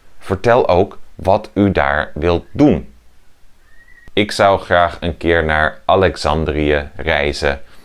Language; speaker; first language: Dutch; native; Dutch